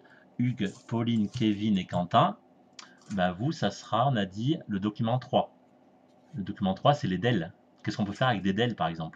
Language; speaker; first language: French; native; French